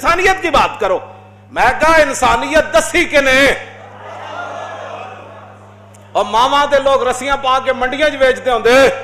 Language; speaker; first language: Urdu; non-native, local second language; Punjabi